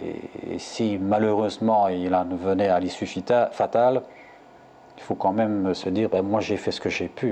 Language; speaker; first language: French; native; French